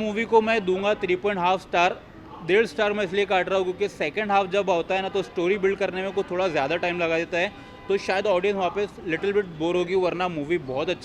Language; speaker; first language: Hindi; native; Hindi